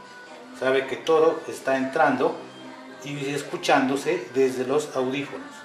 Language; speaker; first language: Spanish; native; Spanish